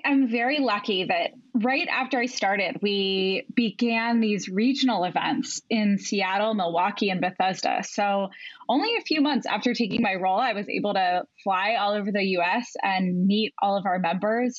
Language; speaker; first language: English; native; English